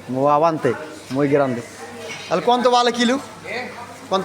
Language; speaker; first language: Spanish; non-native, learner; Bangla